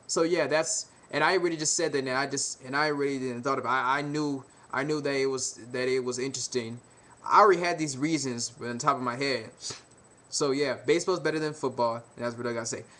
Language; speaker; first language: English; native; English